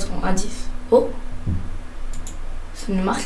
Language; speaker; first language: French; native; French